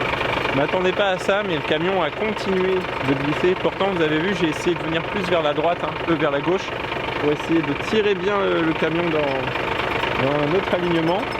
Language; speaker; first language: French; native; French